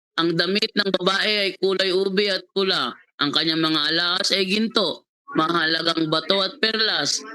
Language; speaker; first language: Filipino; non-native, local second language; Cebuano